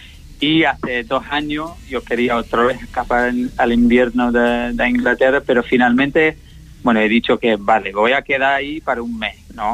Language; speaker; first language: Spanish; non-native, learner; English